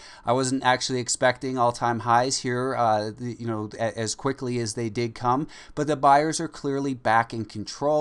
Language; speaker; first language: English; native; English